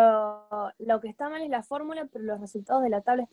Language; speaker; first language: Spanish; native; Spanish